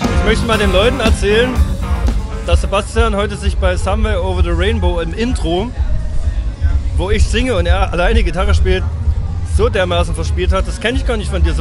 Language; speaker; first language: German; native; German